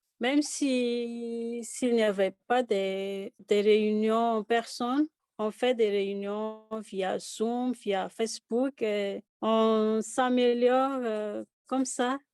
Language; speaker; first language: French; non-native, local second language; Malagasy